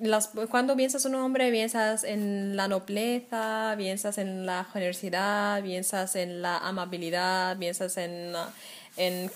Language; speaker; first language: Spanish; non-native, fluent; Arabic